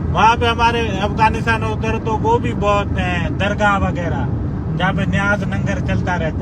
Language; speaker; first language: Hindi; non-native, local second language; Sindhi